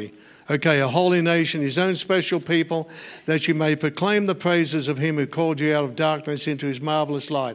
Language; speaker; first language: English; native; English